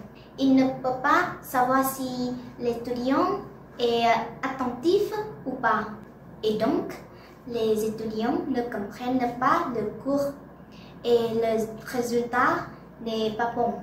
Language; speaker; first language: French; non-native, learner; Vietnamese